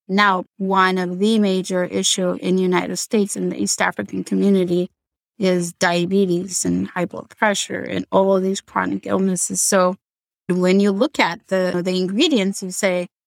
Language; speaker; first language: English; non-native, fluent; Amharic